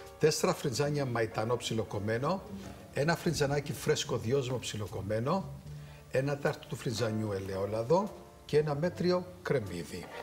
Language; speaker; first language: Greek; native; Greek